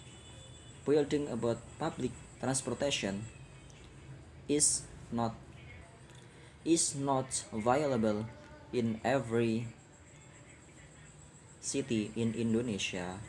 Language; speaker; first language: English; non-native, learner; Indonesian